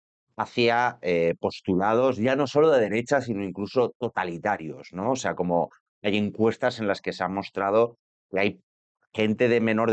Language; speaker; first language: Spanish; native; Spanish